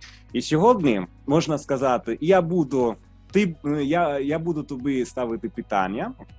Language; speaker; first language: Ukrainian; non-native, fluent; Italian